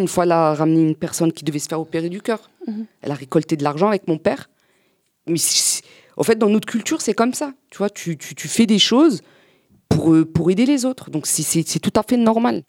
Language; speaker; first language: French; native; French